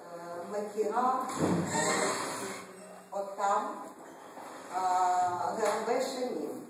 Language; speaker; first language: Hebrew; non-native, learner; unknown